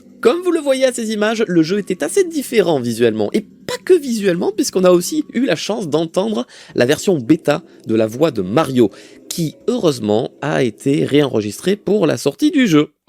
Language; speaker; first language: French; native; French